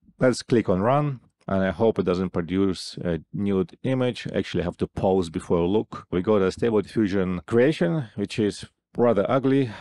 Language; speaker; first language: English; non-native, fluent; Russian